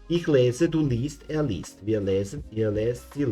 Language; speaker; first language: German; non-native, fluent; Serbian